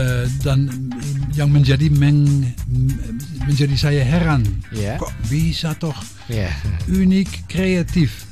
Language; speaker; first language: Indonesian; non-native, fluent; Dutch